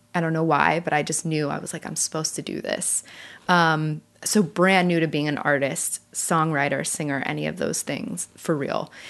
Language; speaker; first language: English; native; English